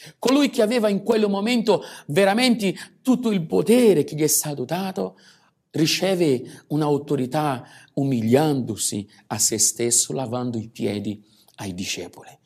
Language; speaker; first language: Italian; non-native, fluent; Portuguese